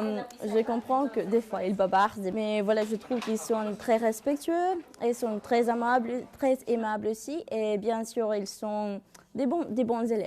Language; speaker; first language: French; non-native, fluent; Spanish